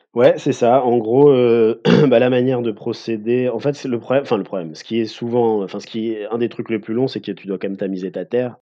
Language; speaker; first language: French; native; French